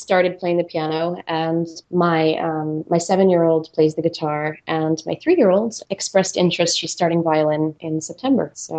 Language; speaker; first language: English; native; English